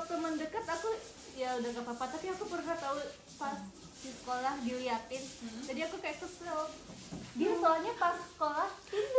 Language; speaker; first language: Indonesian; early bilingual, heritage; Indonesian